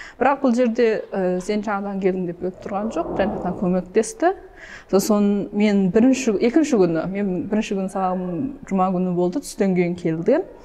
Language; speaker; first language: Kazakh; early bilingual, heritage; Kazakh